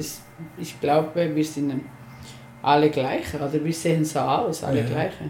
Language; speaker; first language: German; non-native, learner; Spanish